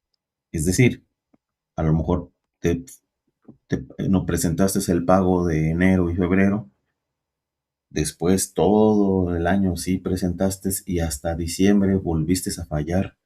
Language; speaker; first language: Spanish; native; Spanish